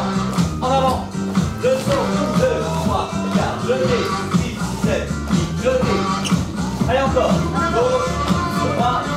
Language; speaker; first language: French; native; French